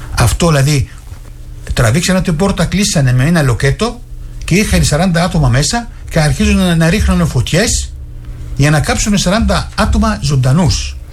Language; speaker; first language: Greek; non-native, fluent; Arabic